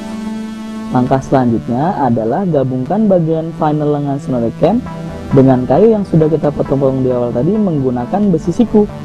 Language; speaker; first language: Indonesian; native; Indonesian